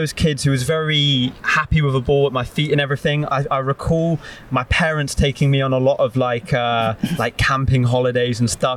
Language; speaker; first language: English; native; English